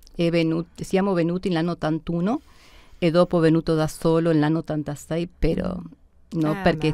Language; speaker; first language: Italian; early bilingual, heritage; Spanish